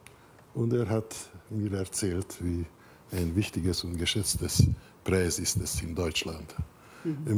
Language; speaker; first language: German; non-native, fluent; Hungarian